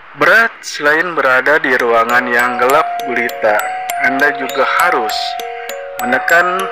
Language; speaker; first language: Indonesian; non-native, local second language; Sundanese